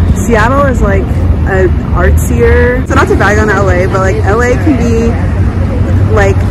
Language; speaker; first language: English; native; English